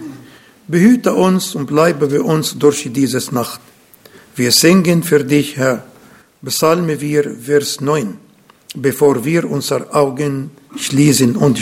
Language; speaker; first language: German; non-native, fluent; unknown